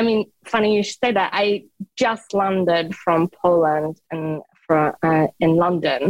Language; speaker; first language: English; non-native, fluent; Persian